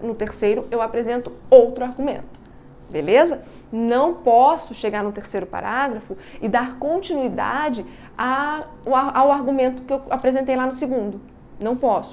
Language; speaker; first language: Portuguese; native; Portuguese